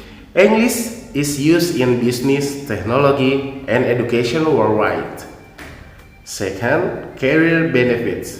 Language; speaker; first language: English; non-native, fluent; Indonesian